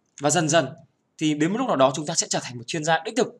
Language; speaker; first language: Vietnamese; native; Vietnamese